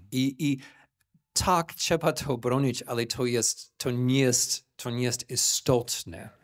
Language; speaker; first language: Polish; non-native, fluent; English